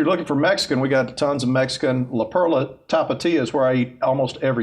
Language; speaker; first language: English; native; English